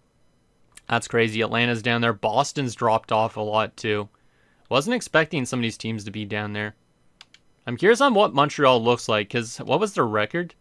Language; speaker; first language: English; native; English